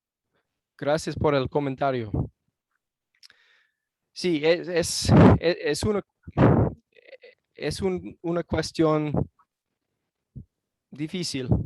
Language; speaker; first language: Spanish; non-native, fluent; English